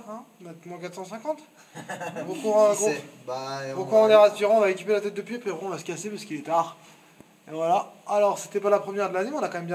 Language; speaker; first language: French; native; French